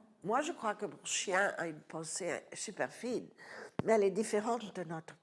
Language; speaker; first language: French; non-native, fluent; Italian